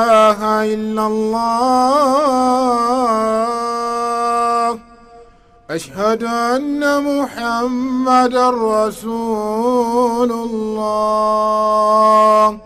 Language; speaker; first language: Arabic; native; Arabic